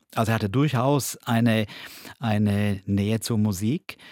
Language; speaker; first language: German; native; German